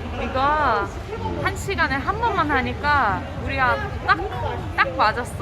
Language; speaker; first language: Korean; non-native, fluent; French